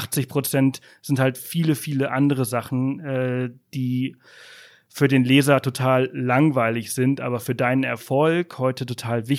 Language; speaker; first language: German; native; German